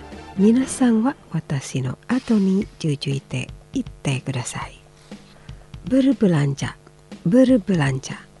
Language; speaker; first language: Japanese; non-native, fluent; Indonesian